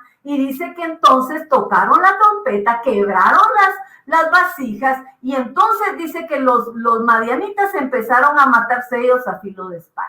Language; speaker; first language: Spanish; native; Spanish